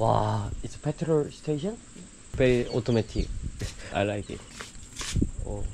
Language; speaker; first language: English; non-native, learner; Korean